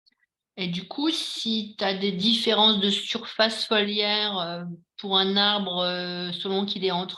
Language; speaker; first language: French; native; French